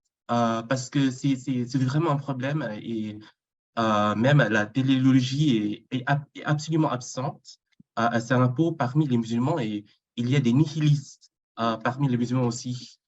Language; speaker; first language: French; non-native, fluent; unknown